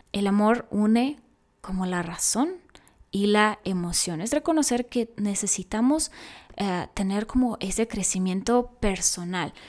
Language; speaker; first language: Spanish; non-native, fluent; Russian